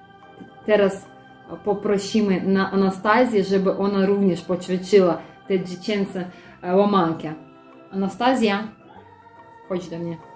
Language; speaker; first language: Polish; non-native, learner; Russian